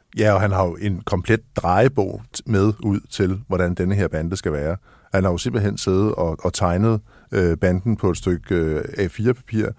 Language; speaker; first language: Danish; native; Danish